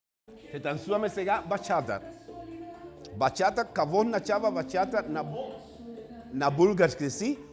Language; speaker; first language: Bulgarian; non-native, learner; Spanish